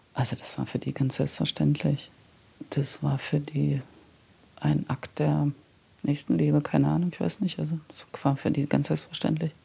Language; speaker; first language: German; native; German